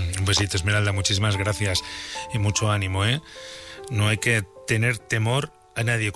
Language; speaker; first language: Spanish; native; Spanish